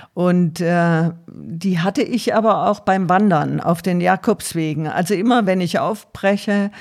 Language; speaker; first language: German; native; German